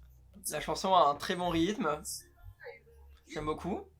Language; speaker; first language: French; native; French